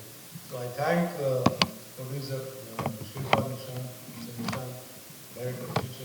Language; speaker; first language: Kannada; non-native, fluent; Tulu